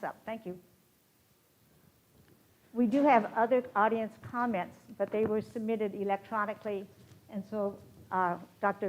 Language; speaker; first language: English; native; English